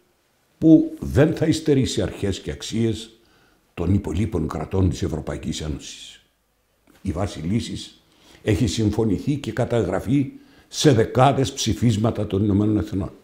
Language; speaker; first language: Greek; native; Greek